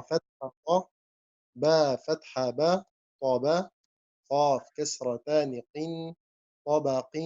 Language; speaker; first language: Arabic; non-native, learner; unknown